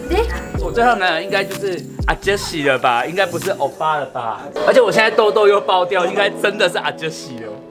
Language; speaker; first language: Chinese; native; Chinese